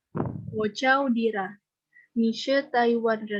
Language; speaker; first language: Chinese; non-native, learner; Indonesian